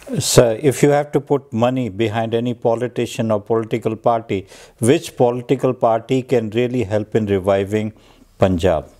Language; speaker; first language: English; non-native, local second language; Punjabi